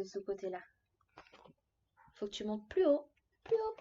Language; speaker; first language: French; native; French